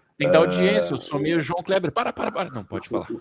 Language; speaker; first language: Portuguese; native; Portuguese